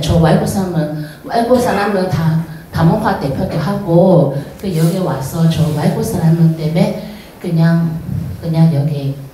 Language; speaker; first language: Korean; non-native, learner; Chinese